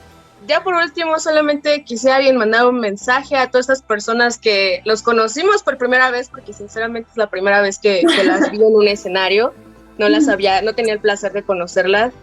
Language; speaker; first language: Spanish; native; Spanish